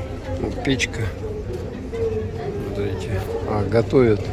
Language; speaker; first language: Russian; native; Russian